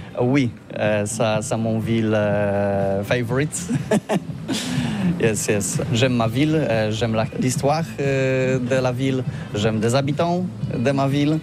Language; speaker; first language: French; non-native, learner; Polish